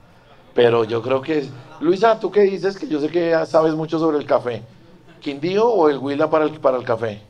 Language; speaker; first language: Spanish; native; Spanish